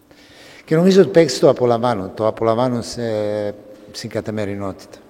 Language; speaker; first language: Greek; non-native, fluent; Serbian